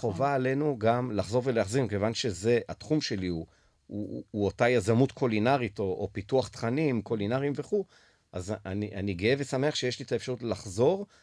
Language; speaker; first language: Hebrew; native; Hebrew